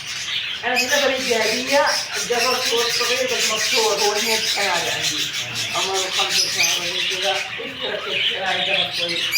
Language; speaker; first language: Arabic; non-native, learner; Indonesian